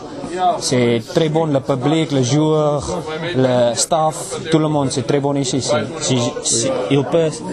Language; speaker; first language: French; non-native, learner; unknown